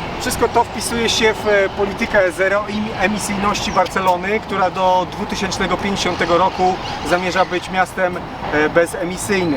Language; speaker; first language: Polish; native; Polish